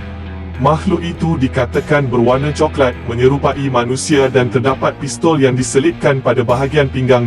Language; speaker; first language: Malay; native; Malay